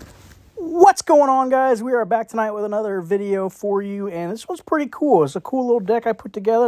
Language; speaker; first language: English; native; English